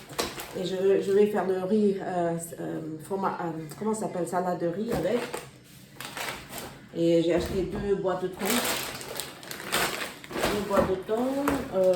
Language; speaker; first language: French; non-native, learner; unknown